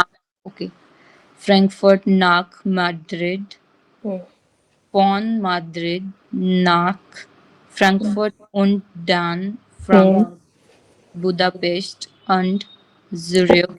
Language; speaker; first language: German; non-native, learner; Hindi